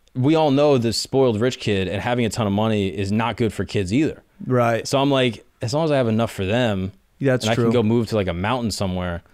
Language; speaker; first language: English; native; English